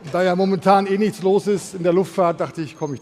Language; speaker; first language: German; native; German